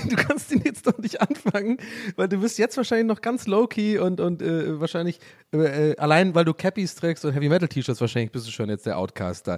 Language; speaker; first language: German; native; German